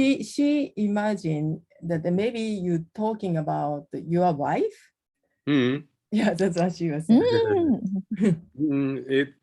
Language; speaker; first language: English; non-native, learner; Japanese